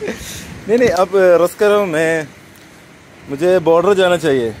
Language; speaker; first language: Hindi; non-native, local second language; Malayalam